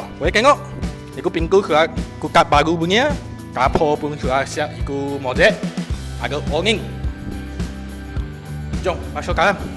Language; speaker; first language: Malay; non-native, local second language; Chinese